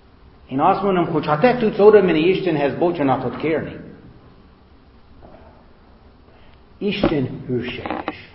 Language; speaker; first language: Hungarian; non-native, fluent; English